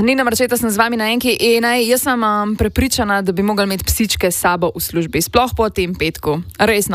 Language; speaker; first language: Slovenian; native; Slovenian